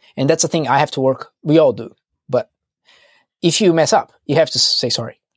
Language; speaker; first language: English; non-native, fluent; Portuguese